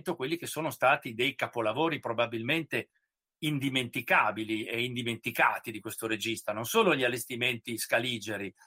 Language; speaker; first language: Italian; native; Italian